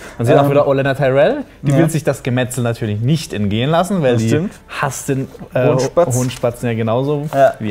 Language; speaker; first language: German; native; German